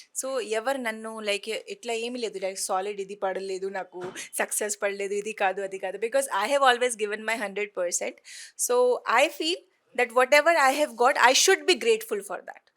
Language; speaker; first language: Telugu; non-native, fluent; Hindi